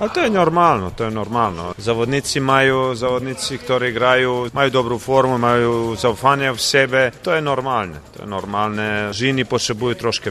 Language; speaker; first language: Polish; non-native, learner; Croatian